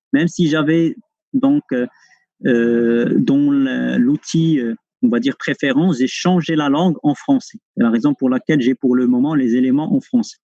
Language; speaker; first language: French; non-native, local second language; Arabic